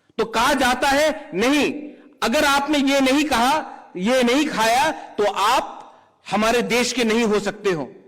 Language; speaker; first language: Hindi; non-native, local second language; Kok Borok